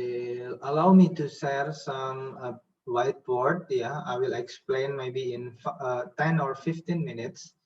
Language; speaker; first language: English; non-native, fluent; Indonesian